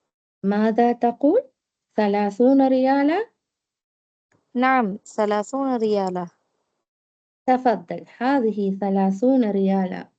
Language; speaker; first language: Arabic; non-native, learner; Tamil